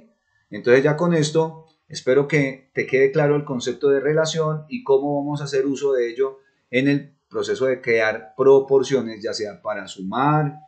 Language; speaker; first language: Spanish; native; Spanish